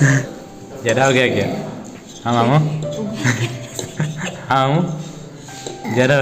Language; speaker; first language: Hindi; non-native, local second language; Assamese